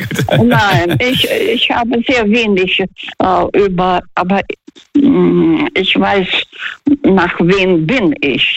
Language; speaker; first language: German; non-native, fluent; Russian